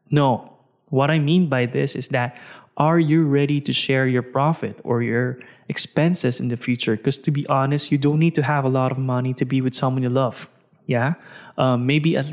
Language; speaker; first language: English; non-native, local second language; Filipino